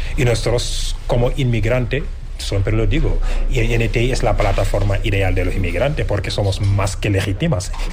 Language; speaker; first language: Spanish; non-native, fluent; Wolof